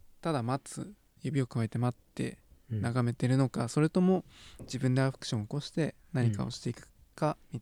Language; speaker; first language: Japanese; native; Japanese